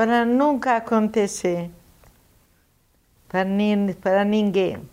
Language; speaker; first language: Portuguese; non-native, fluent; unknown